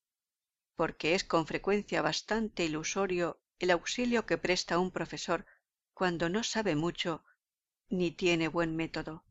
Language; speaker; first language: Spanish; native; Spanish